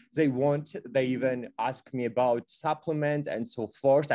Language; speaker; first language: English; non-native, fluent; Georgian